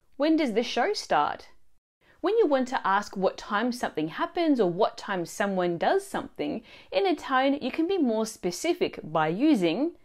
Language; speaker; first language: English; early bilingual, other home language; Italian